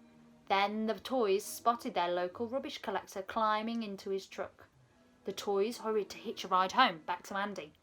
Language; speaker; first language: English; native; English